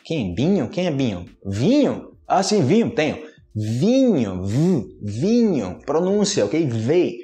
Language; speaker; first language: Portuguese; native; Portuguese